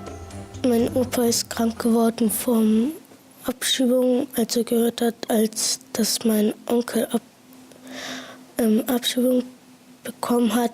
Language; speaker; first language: German; early bilingual, other home language; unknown